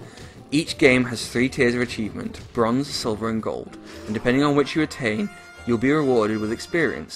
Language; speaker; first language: English; native; English